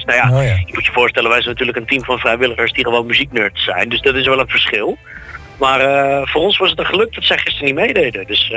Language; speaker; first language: Dutch; native; Dutch